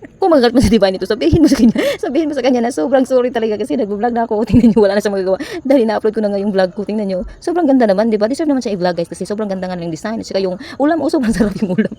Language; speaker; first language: Filipino; non-native, local second language; Cebuano